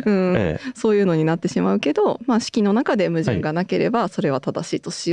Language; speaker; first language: Japanese; native; Japanese